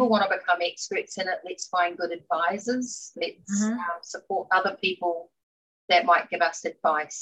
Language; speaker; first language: English; native; English